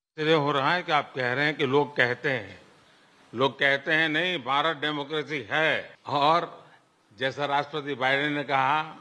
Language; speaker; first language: Hindi; non-native, local second language; Gujarati